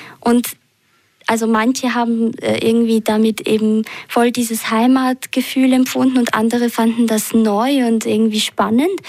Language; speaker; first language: German; early bilingual, other home language; Albanian